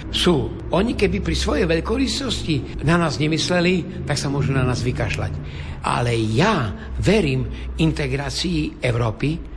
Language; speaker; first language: Slovak; native; Slovak